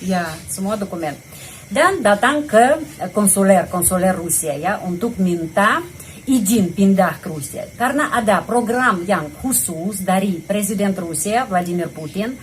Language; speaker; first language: Indonesian; non-native, fluent; Russian